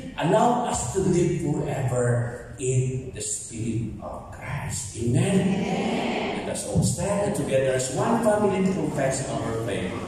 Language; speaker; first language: English; non-native, local second language; Filipino